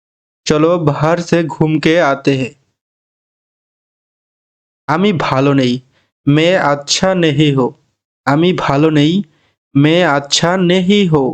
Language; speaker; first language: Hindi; non-native, fluent; Bangla